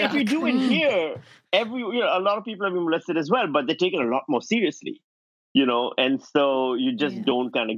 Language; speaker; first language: English; non-native, local second language; Urdu